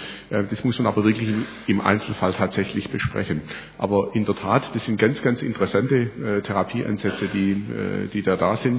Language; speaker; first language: German; native; German